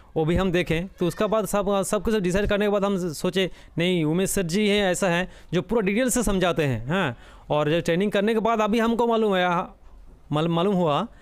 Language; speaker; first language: Hindi; non-native, local second language; Bangla